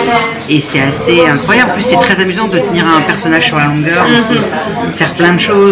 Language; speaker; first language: French; native; French